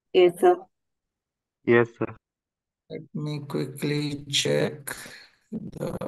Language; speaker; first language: English; non-native, local second language; Hindi